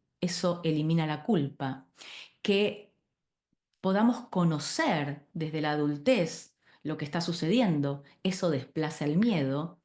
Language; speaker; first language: Spanish; native; Spanish